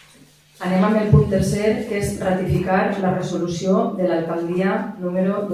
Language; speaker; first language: Catalan; native; Catalan